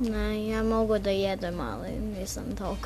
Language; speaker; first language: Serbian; early bilingual, heritage; English